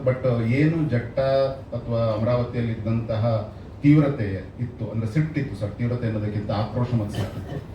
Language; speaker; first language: Kannada; native; Kannada